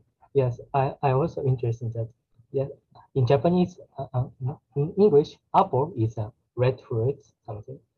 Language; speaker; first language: English; non-native, learner; Japanese